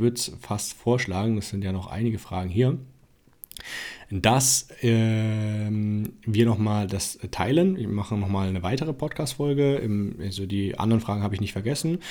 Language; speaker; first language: German; native; German